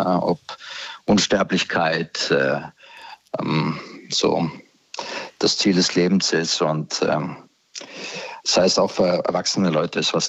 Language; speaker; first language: German; early bilingual, other home language; Croatian